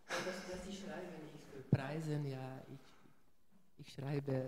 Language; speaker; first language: German; non-native, fluent; Hungarian